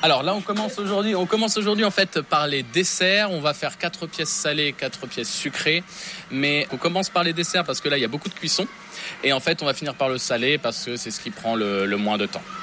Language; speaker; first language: French; native; French